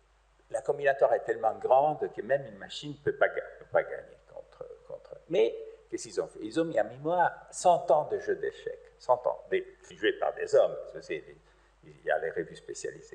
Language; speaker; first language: French; native; French